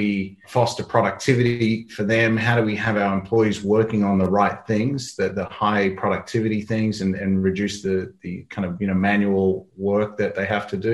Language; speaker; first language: English; native; English